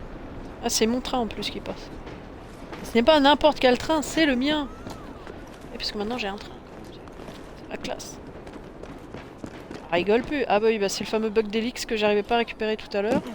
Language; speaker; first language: French; native; French